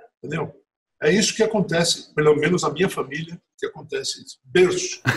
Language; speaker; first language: Portuguese; native; Portuguese